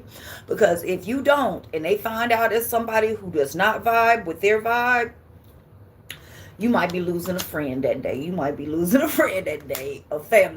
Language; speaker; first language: English; native; English